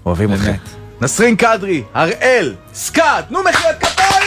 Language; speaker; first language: Hebrew; native; Hebrew